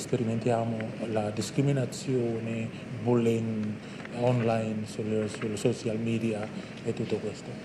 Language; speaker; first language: Italian; non-native, learner; Indonesian